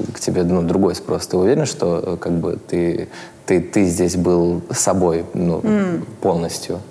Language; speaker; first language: Russian; native; Russian